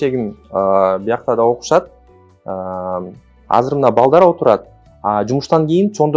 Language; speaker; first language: Kyrgyz; non-native, local second language; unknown